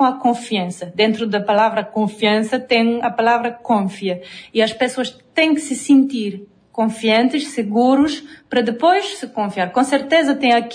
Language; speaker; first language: Portuguese; non-native, fluent; French